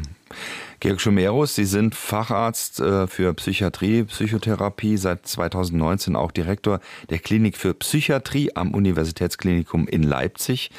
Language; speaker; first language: German; native; German